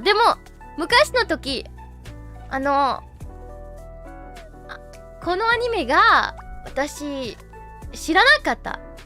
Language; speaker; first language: Japanese; non-native, learner; English